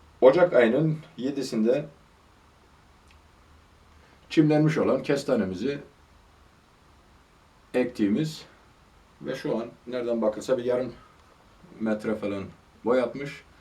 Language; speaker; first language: Turkish; native; Turkish